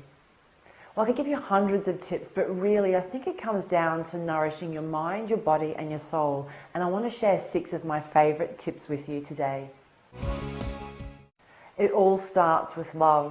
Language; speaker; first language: English; native; English